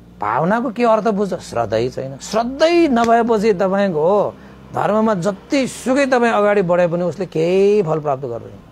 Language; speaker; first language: Nepali; non-native, local second language; Newari